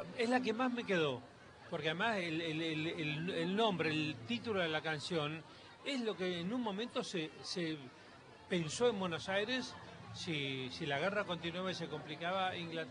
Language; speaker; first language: Spanish; native; Spanish